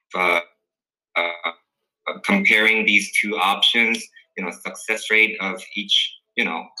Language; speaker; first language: English; early bilingual, other home language; Korean